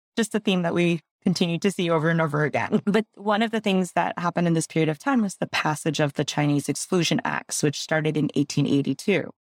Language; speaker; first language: English; early bilingual, other home language; Gujarati